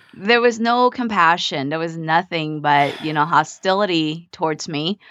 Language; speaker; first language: English; early bilingual, other home language; Vietnamese